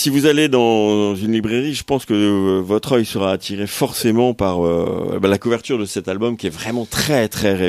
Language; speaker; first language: French; native; French